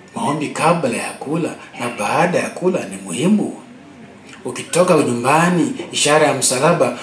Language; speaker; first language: Swahili; non-native, local second language; Luo (Kenya and Tanzania)